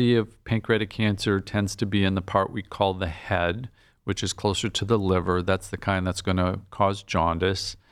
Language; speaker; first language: English; native; English